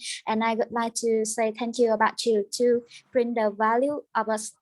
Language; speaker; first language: English; non-native, learner; Vietnamese